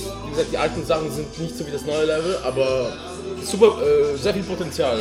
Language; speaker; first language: German; native; German